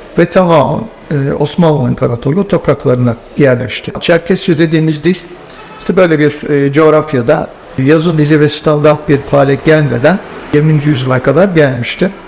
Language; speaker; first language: Turkish; native; Turkish